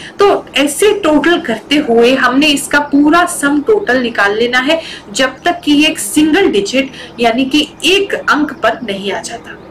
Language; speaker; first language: Hindi; native; Hindi